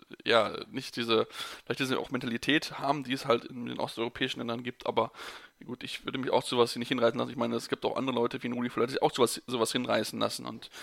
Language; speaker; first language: German; native; German